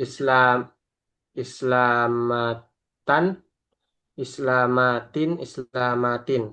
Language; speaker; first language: Arabic; non-native, learner; Indonesian